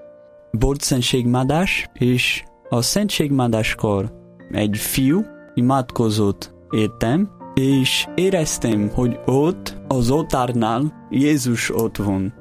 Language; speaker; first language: Hungarian; non-native, learner; Portuguese